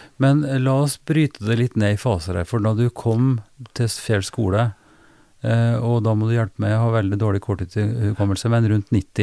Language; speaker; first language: Norwegian; native; Norwegian